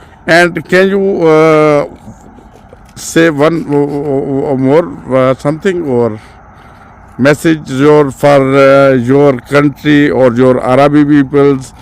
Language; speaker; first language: English; non-native, learner; Urdu